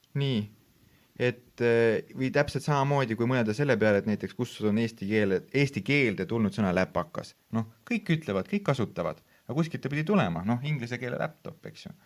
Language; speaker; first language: Estonian; native; Estonian